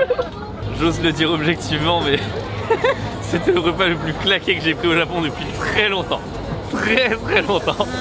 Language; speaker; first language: French; native; French